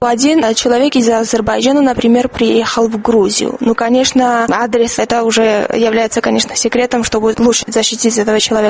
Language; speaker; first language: Russian; non-native, fluent; Georgian